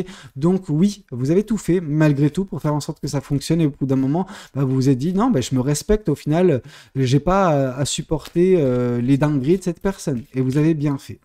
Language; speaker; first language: French; native; French